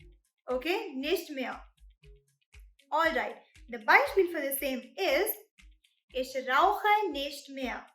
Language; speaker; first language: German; non-native, fluent; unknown